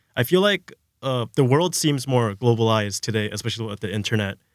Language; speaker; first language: English; early bilingual, other home language; Korean